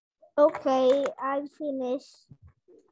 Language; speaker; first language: English; non-native, learner; Vietnamese